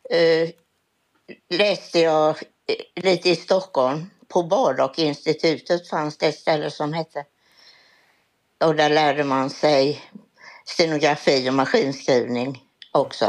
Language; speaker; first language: Swedish; native; Swedish